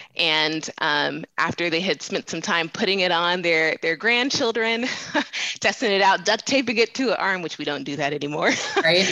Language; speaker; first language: English; native; English